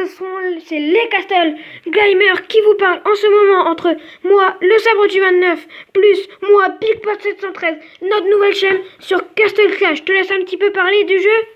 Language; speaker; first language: French; native; French